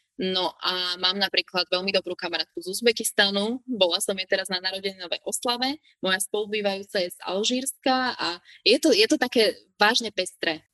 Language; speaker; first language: Slovak; native; Slovak